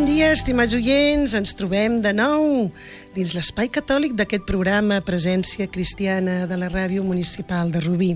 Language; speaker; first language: Catalan; native; Catalan